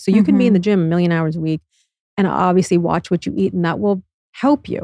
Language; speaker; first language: English; native; English